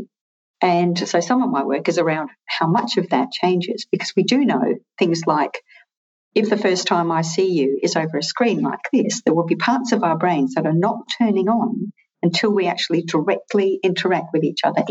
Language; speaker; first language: English; native; English